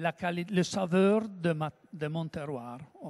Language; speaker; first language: French; non-native, learner; Italian